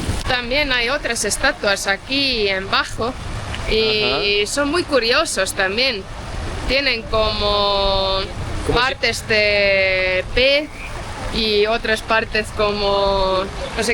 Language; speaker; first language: Spanish; non-native, fluent; Portuguese